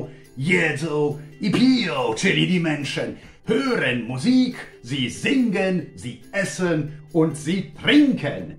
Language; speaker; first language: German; non-native, fluent; Polish